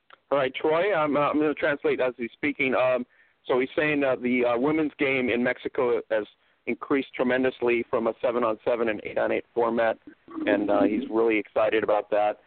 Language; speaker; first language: English; early bilingual, other home language; Spanish